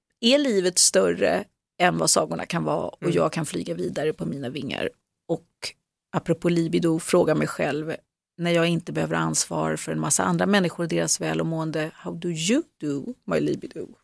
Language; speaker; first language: Swedish; native; Swedish